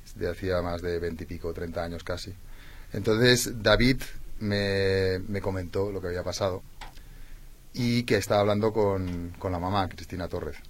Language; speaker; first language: Spanish; native; Spanish